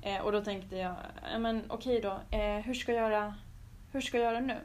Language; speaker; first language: Swedish; early bilingual, other home language; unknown